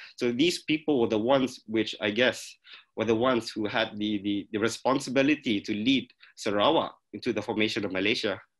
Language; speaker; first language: English; non-native, local second language; Malay